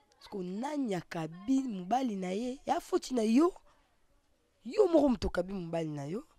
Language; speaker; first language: Lingala; non-native, local second language; Swahili